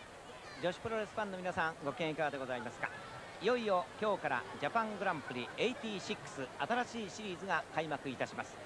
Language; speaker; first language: Japanese; native; Japanese